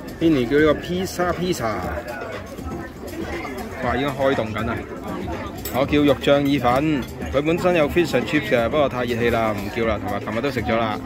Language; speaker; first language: Cantonese; native; Cantonese